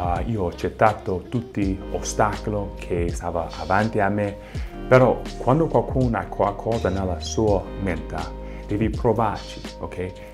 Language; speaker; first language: Italian; non-native, fluent; English